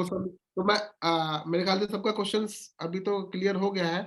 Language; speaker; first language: Hindi; native; Hindi